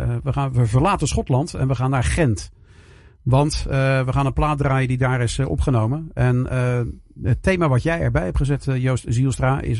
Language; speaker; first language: Dutch; native; Dutch